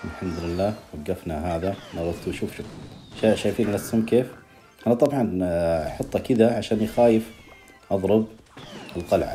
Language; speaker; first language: Arabic; native; Arabic